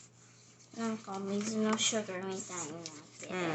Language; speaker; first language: Japanese; early bilingual, heritage; English